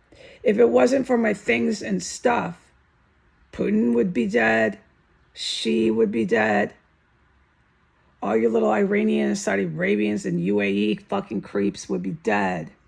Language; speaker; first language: English; native; English